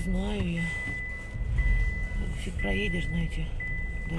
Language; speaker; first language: Russian; native; Russian